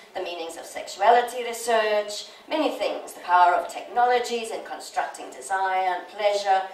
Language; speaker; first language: English; native; English